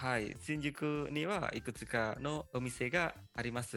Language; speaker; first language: Japanese; non-native, fluent; Indonesian